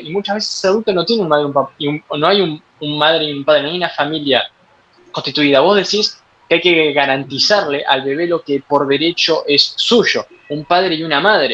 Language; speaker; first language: Spanish; native; Spanish